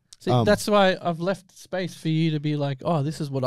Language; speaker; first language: English; native; English